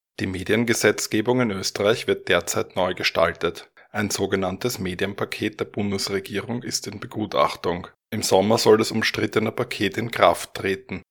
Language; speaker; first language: German; native; German